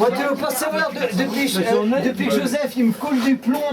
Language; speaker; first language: French; native; French